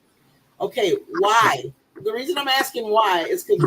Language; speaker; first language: English; native; English